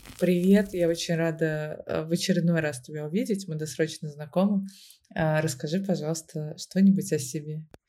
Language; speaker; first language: Russian; native; Russian